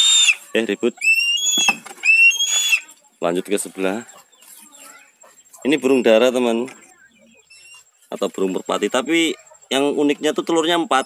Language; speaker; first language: Malay; native; Malay